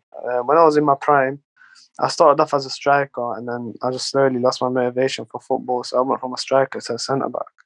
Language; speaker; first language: English; native; English